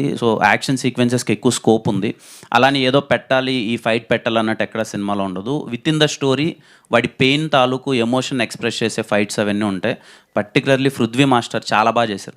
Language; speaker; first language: Telugu; native; Telugu